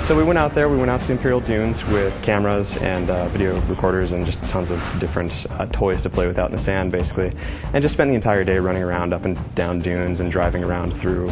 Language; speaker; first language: English; native; English